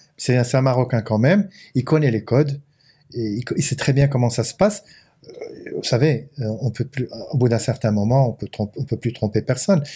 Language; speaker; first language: French; non-native, local second language; Arabic